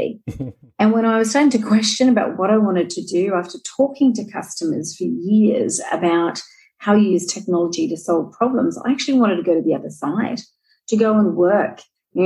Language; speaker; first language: English; native; English